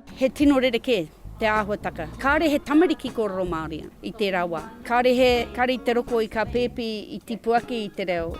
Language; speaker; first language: Māori; non-native, local second language; English